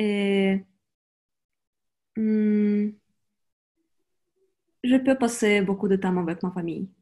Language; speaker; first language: French; non-native, learner; Russian